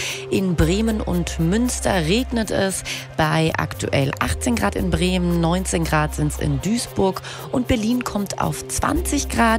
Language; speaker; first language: German; native; German